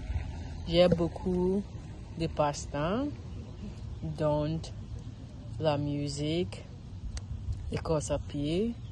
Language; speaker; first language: French; non-native, learner; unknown